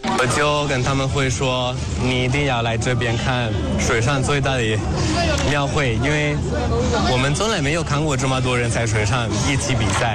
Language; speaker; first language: Chinese; non-native, learner; Spanish